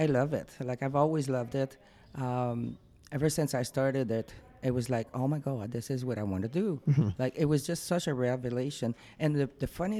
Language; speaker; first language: English; non-native, fluent; French